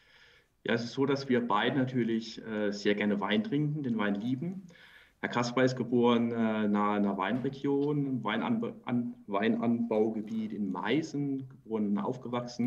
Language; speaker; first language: German; native; German